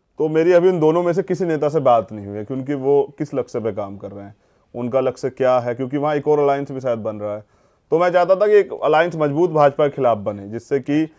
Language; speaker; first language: Hindi; native; Hindi